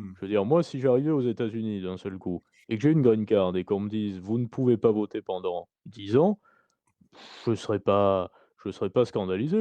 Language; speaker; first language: French; native; French